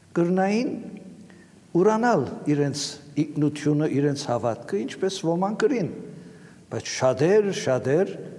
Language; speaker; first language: Armenian; native; Armenian